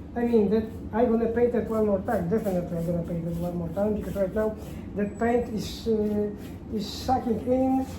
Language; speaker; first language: English; non-native, learner; Polish